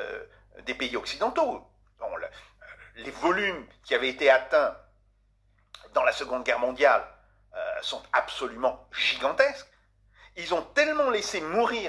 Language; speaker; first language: French; native; French